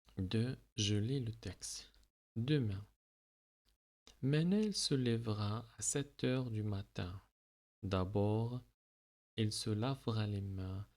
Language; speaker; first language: French; non-native, local second language; Arabic